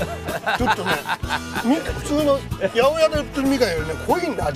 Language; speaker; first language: Japanese; native; Japanese